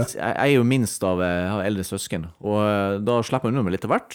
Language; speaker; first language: Norwegian; native; Norwegian